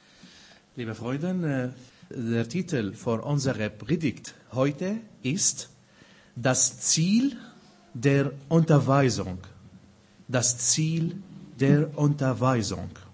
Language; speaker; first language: German; non-native, fluent; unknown